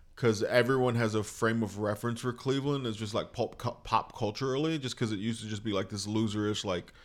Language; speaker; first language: English; native; English